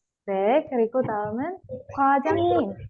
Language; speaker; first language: Korean; non-native, fluent; Indonesian